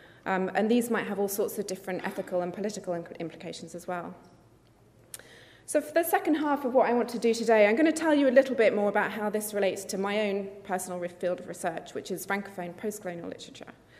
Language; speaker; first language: English; native; English